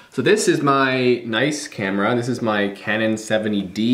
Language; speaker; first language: English; native; English